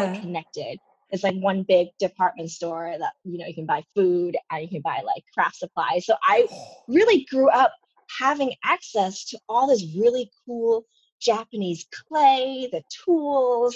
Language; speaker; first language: English; non-native, local second language; Cantonese